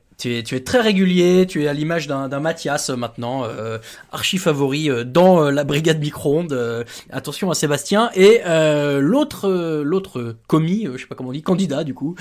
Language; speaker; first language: French; native; French